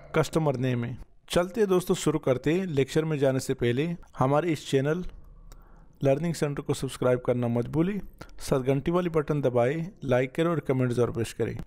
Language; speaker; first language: Urdu; non-native, local second language; Punjabi